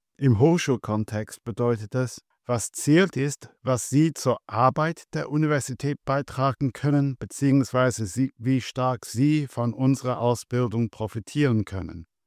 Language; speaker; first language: German; non-native, fluent; English